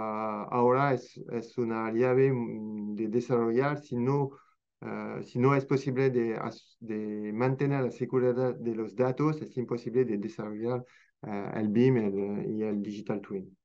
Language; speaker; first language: Spanish; non-native, fluent; French